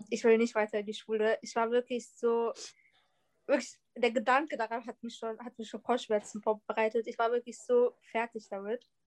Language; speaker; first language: German; early bilingual, other home language; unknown